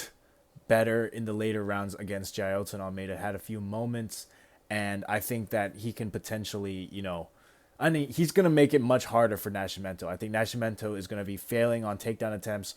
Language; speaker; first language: English; native; English